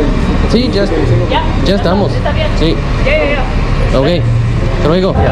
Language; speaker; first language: Spanish; non-native, learner; English